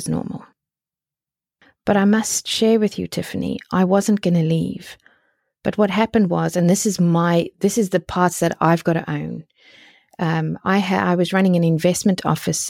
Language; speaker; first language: English; native; English